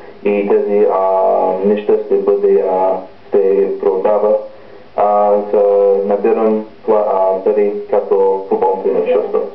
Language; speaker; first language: Bulgarian; non-native, learner; English